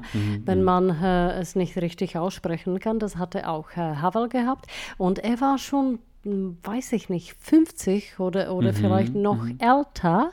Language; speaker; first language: German; non-native, fluent; Czech